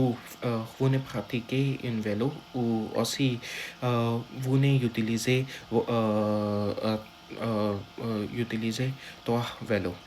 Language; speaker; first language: French; non-native, learner; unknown